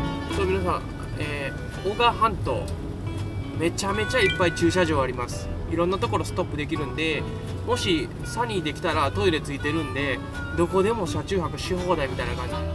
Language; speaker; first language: Japanese; native; Japanese